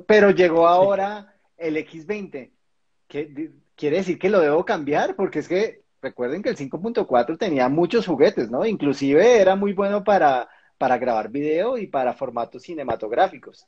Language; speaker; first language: Spanish; native; Spanish